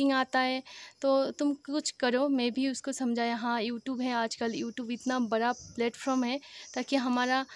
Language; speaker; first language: Hindi; non-native, local second language; Assamese